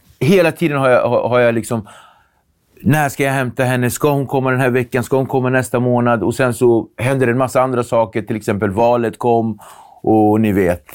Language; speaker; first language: Swedish; early bilingual, other home language; Kabuverdianu